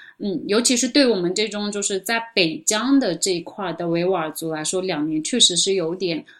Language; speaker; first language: Chinese; non-native, local second language; Uyghur